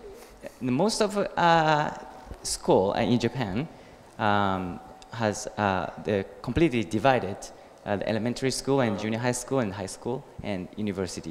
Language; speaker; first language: English; non-native, learner; Japanese